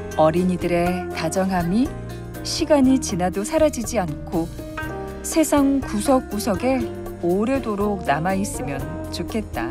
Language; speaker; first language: Korean; native; Korean